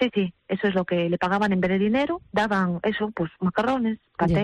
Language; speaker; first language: Spanish; non-native, fluent; Russian